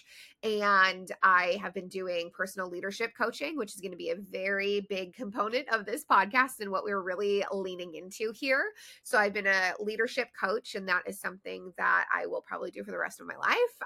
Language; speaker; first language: English; native; English